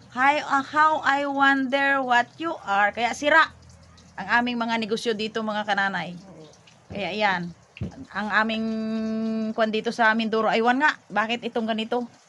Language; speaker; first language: Filipino; native; Filipino